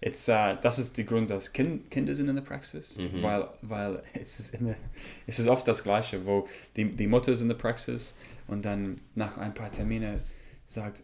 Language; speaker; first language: German; non-native, learner; English